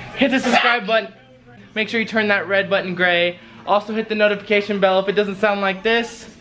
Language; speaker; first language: English; native; English